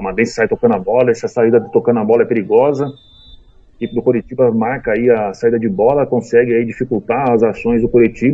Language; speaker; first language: Portuguese; native; Portuguese